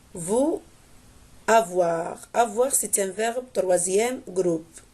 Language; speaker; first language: French; non-native, local second language; Arabic